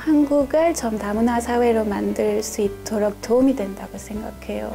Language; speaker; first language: Korean; non-native, fluent; French